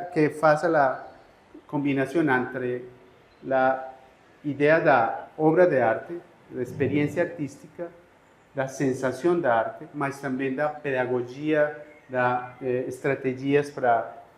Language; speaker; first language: Portuguese; non-native, fluent; Spanish